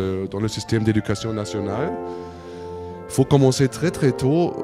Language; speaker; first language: French; non-native, fluent; German